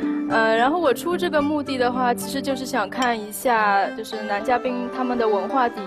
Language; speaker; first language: Chinese; native; Chinese